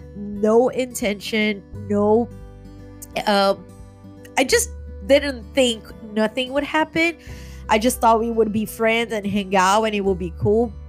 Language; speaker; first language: English; non-native, fluent; Portuguese